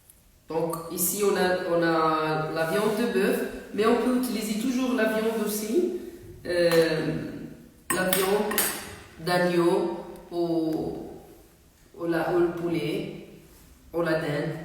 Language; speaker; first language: French; non-native, local second language; Arabic